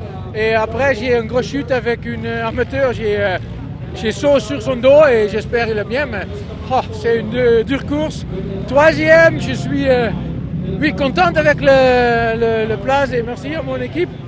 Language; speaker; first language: French; non-native, learner; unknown